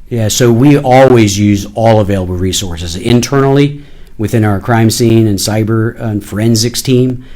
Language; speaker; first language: English; native; English